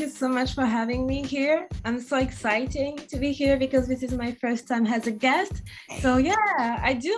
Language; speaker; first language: English; non-native, fluent; French